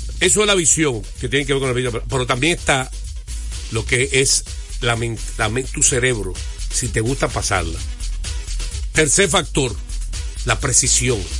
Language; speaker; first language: Spanish; native; Spanish